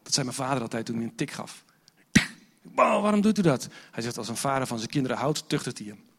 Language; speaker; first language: Dutch; non-native, fluent; English